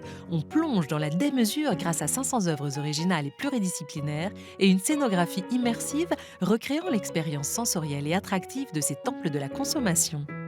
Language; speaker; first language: French; native; French